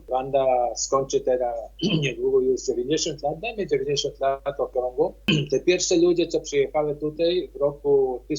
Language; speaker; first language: Polish; early bilingual, heritage; Polish